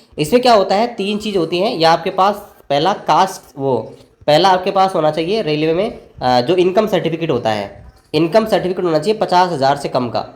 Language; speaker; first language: Hindi; native; Hindi